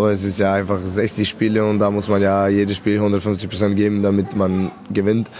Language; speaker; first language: German; non-native, fluent; Serbian